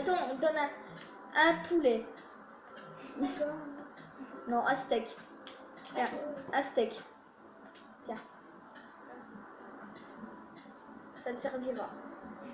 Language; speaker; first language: French; native; French